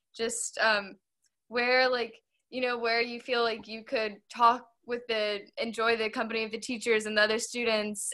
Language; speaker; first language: English; native; English